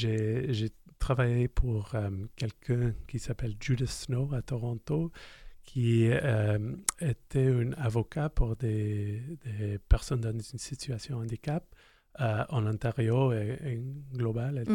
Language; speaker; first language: French; non-native, fluent; English